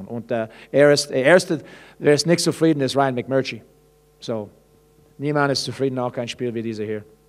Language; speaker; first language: German; non-native, fluent; English